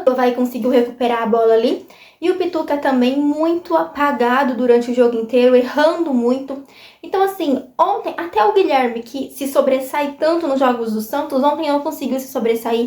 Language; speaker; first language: Portuguese; native; Portuguese